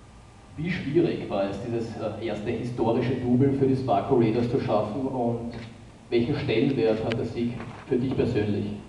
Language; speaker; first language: German; native; German